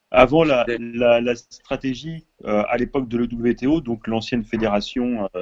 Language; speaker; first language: French; native; French